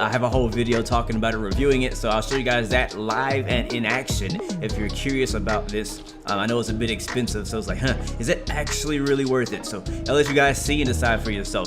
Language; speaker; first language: English; native; English